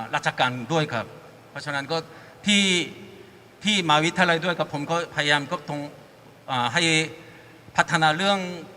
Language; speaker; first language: Thai; non-native, fluent; Korean